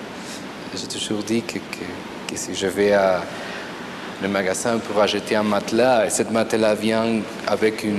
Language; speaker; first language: French; non-native, fluent; Spanish